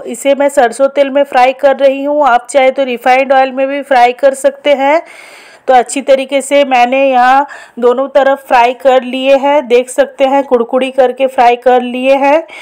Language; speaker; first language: Hindi; non-native, local second language; Bangla